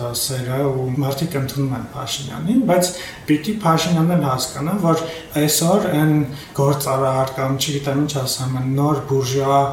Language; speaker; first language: Armenian; native; Armenian